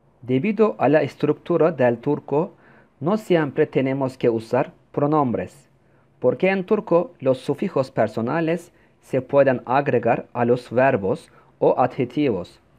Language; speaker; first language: Spanish; non-native, fluent; Turkish